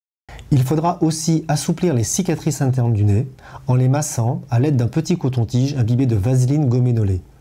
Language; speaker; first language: French; native; French